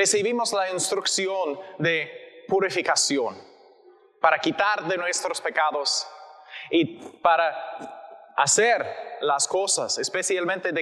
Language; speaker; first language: Spanish; non-native, learner; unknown